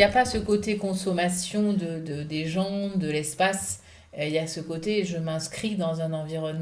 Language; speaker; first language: French; native; French